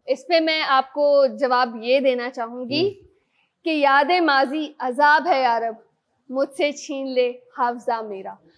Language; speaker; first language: Urdu; native; Urdu